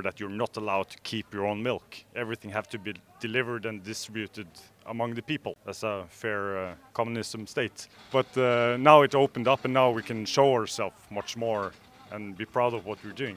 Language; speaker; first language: English; non-native, fluent; Norwegian